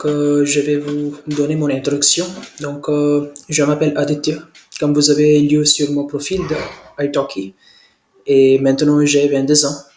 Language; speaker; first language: French; non-native, learner; Hindi